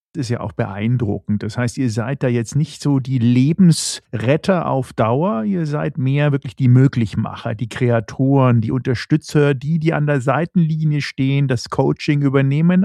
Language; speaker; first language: German; native; German